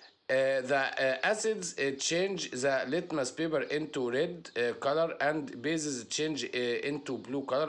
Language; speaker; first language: English; non-native, fluent; Arabic